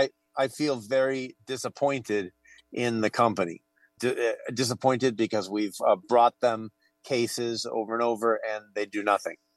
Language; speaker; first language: English; native; English